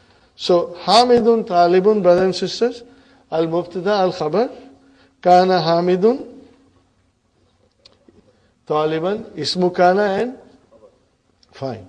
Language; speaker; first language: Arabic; non-native, fluent; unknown